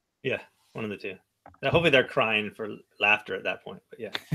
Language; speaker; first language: English; native; English